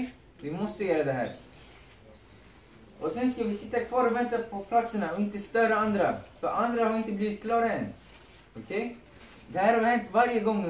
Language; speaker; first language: Swedish; non-native, fluent; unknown